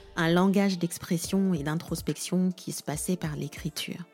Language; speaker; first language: French; non-native, local second language; Lingala